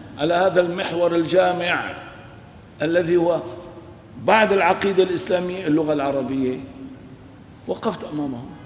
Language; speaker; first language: Arabic; non-native, local second language; Kurdish